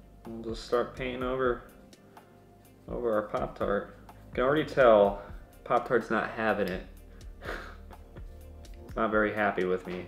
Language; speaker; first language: English; native; English